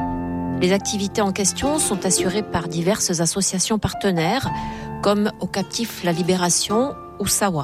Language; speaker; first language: French; native; French